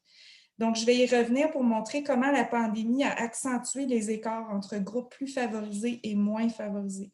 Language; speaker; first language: French; native; French